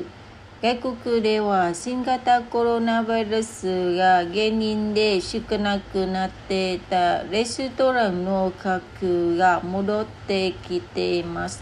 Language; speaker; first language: Japanese; non-native, learner; Vietnamese